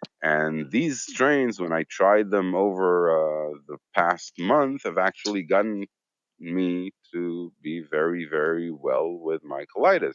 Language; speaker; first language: English; non-native, fluent; Hebrew